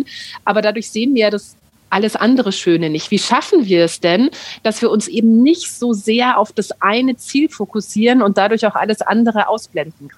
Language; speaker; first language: German; native; German